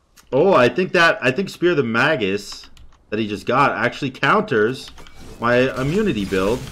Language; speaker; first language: English; native; English